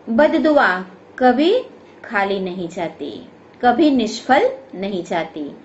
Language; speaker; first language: Hindi; non-native, local second language; Gujarati